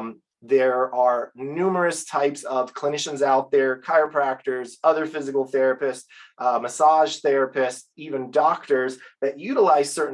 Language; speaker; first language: English; native; English